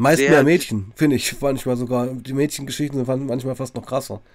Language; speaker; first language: German; native; German